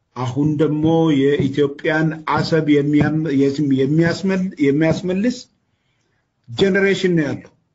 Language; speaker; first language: Amharic; non-native, local second language; Oromo